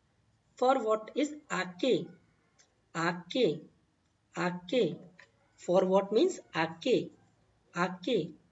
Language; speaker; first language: Spanish; non-native, learner; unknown